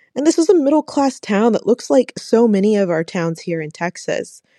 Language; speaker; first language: English; native; English